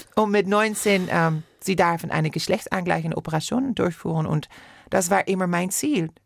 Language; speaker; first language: German; non-native, fluent; Persian